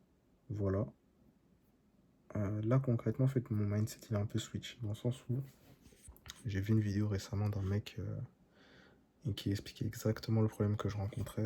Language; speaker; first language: French; native; French